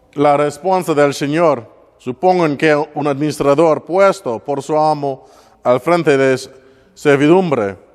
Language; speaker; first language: Spanish; non-native, learner; English